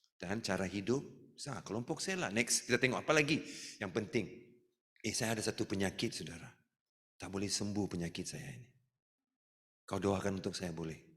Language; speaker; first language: Malay; non-native, local second language; Tamil